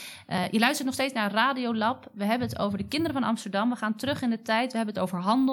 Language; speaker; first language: Dutch; native; Dutch